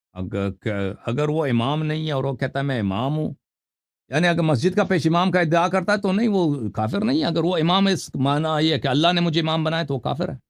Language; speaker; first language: Urdu; non-native, fluent; Persian